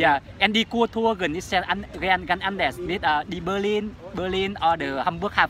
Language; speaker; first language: German; non-native, learner; Vietnamese